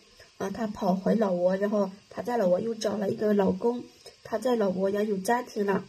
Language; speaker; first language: Chinese; non-native, fluent; Lao